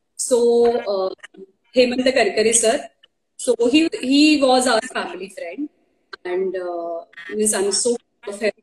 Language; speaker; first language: English; non-native, local second language; Marathi